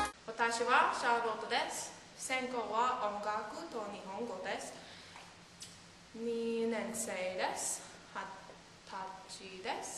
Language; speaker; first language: Japanese; non-native, learner; English